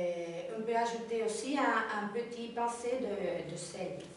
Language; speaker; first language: French; non-native, learner; Spanish